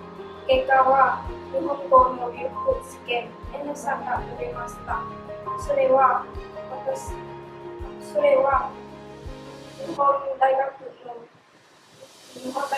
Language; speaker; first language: Japanese; non-native, learner; Vietnamese